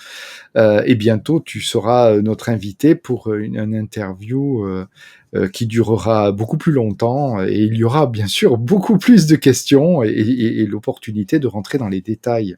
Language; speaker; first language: French; native; French